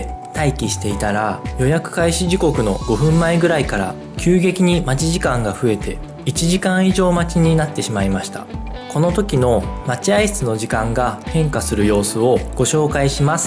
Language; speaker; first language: Japanese; native; Japanese